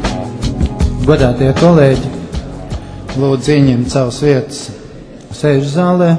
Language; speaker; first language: Latvian; native; Latvian